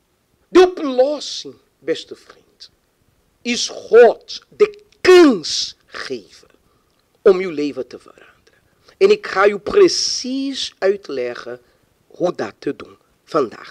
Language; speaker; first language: Dutch; non-native, fluent; Portuguese